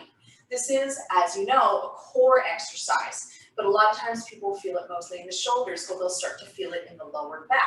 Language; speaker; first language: English; native; English